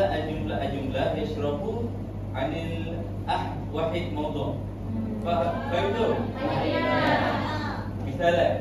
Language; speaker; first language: Arabic; non-native, learner; Malay